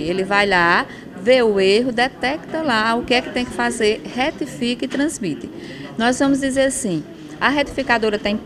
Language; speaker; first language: Portuguese; native; Portuguese